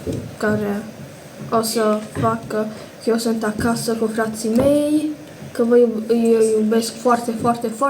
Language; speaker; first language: Romanian; early bilingual, heritage; Romanian